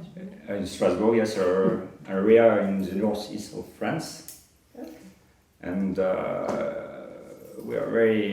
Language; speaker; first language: English; non-native, fluent; French